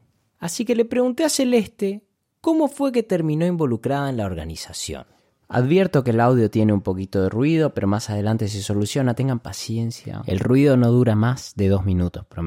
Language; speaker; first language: Spanish; native; Spanish